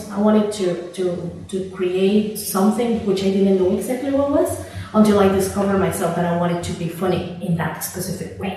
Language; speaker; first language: English; non-native, fluent; Spanish